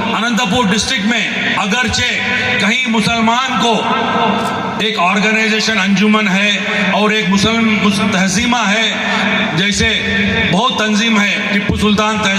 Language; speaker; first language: Urdu; native; Urdu